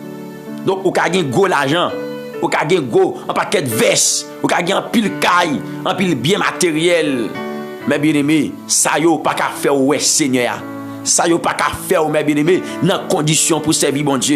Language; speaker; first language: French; non-native, local second language; Haitian Creole